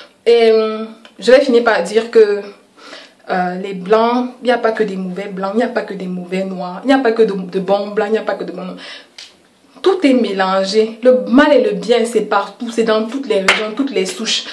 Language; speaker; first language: French; native; French